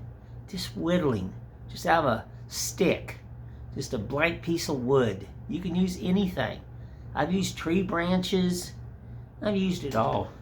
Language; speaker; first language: English; native; English